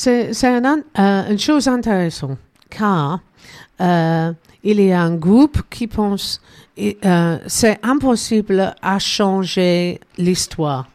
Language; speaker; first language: French; non-native, learner; English